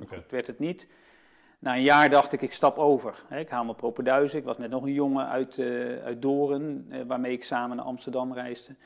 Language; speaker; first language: Dutch; native; Dutch